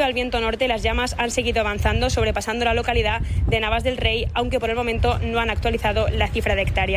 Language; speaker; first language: Spanish; native; Spanish